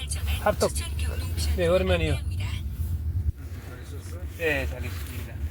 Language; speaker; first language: Korean; non-native, learner; Nepali